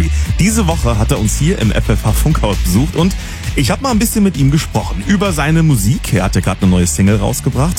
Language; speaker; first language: German; native; German